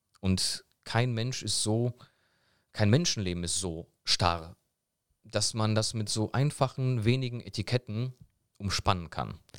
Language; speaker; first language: German; early bilingual, other home language; Polish